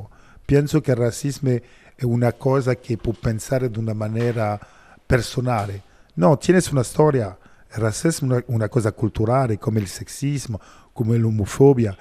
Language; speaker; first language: Spanish; non-native, learner; French